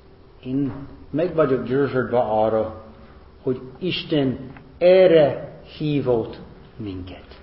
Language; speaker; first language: Hungarian; non-native, fluent; English